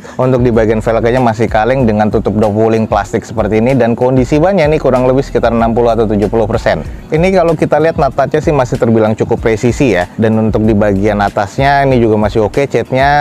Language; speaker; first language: Indonesian; native; Indonesian